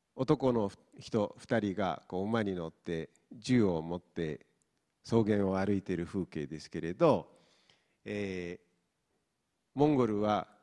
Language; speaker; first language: Japanese; non-native, fluent; Mongolian